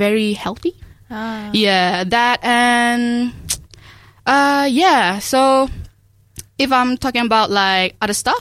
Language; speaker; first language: English; non-native, local second language; Malay